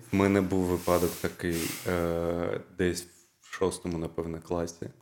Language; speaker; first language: Ukrainian; non-native, local second language; Russian